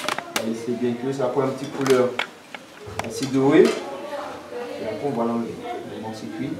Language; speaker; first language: French; native; French